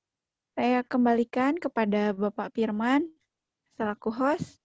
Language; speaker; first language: Indonesian; native; Indonesian